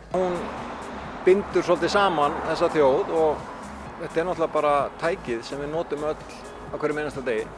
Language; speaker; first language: Icelandic; native; Icelandic